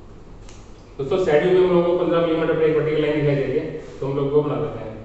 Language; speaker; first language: Hindi; native; Hindi